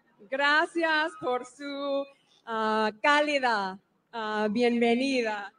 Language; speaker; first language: Spanish; non-native, learner; English